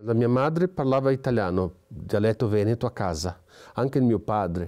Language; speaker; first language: Italian; non-native, fluent; Portuguese